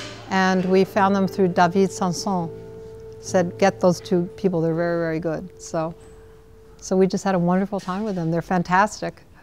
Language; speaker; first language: English; native; English